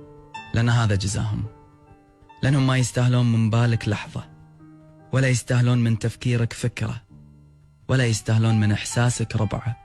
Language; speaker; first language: Arabic; native; Arabic